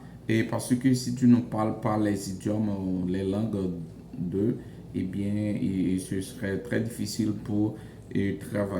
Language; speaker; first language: French; non-native, local second language; Haitian Creole